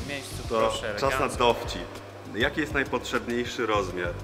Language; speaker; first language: Polish; native; Polish